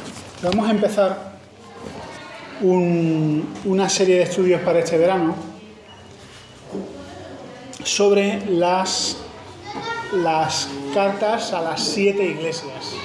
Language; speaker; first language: Spanish; native; Spanish